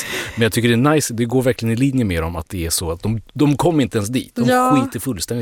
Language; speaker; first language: Swedish; native; Swedish